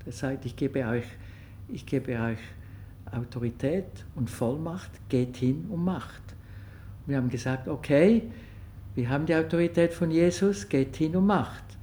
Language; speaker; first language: German; non-native, local second language; French